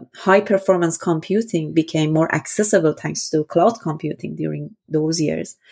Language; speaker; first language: English; non-native, fluent; Persian